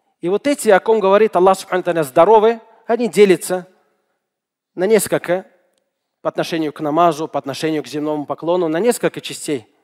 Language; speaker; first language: Russian; native; Russian